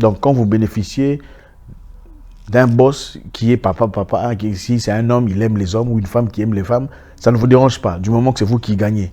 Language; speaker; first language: French; native; French